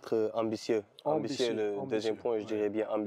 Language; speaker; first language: French; non-native, local second language; Wolof